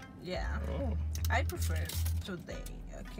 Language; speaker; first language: English; non-native, learner; Spanish